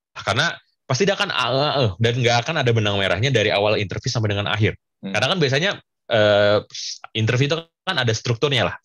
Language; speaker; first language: Indonesian; native; Indonesian